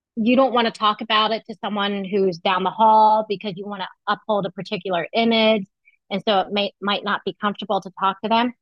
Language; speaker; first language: English; native; English